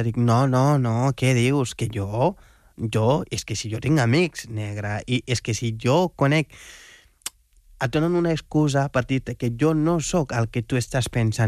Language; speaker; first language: Catalan; non-native, fluent; Wolof